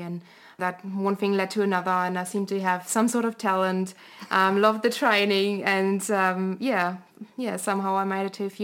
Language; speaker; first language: English; non-native, fluent; German